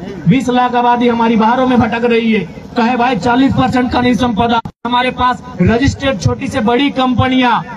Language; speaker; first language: Hindi; native; Hindi